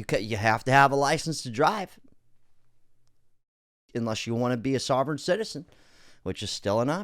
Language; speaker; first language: English; native; English